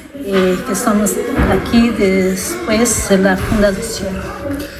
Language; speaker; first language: Spanish; non-native, fluent; Italian